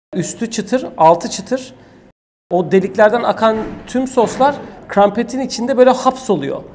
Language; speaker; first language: Turkish; early bilingual, heritage; Turkish